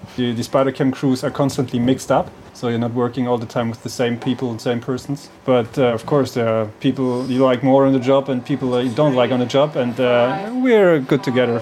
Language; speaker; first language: English; non-native, fluent; German